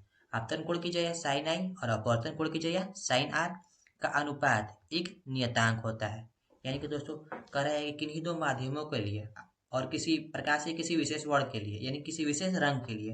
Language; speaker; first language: Hindi; native; Hindi